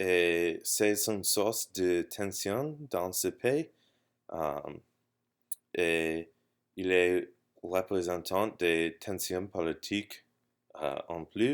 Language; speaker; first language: French; non-native, learner; English